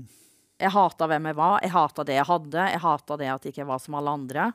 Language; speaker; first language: Norwegian; native; Norwegian